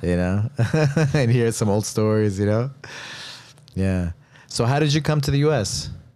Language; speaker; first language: English; native; English